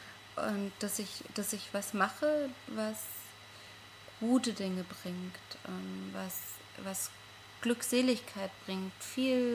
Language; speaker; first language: German; non-native, fluent; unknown